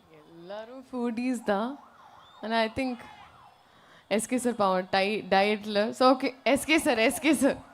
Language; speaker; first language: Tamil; non-native, learner; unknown